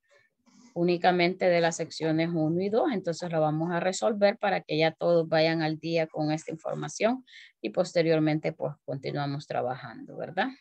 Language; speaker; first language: Spanish; native; Spanish